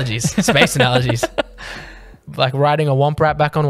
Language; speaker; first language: English; native; English